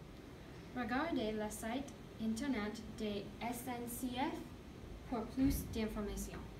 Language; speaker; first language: French; non-native, learner; English